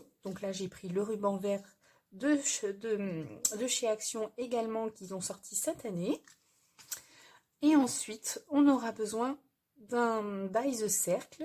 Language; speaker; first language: French; native; French